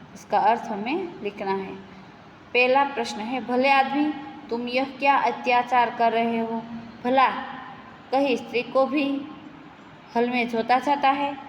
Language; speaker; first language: Hindi; non-native, local second language; Gujarati